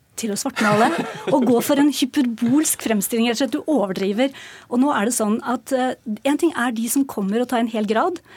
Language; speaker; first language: Norwegian; native; Norwegian